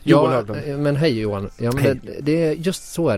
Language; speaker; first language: Swedish; native; Swedish